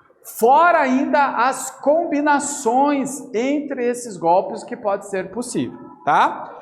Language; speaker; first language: Portuguese; native; Portuguese